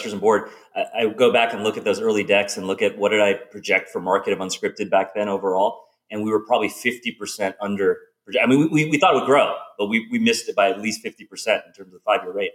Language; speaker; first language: English; native; English